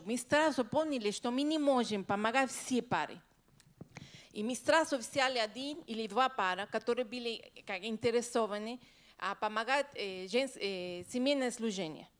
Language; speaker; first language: Russian; non-native, learner; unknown